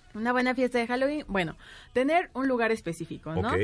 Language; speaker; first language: Spanish; native; Spanish